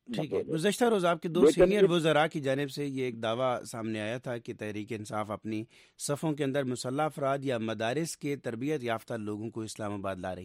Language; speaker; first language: Urdu; native; Urdu